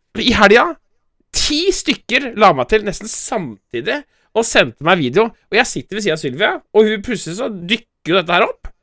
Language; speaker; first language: Norwegian; native; Norwegian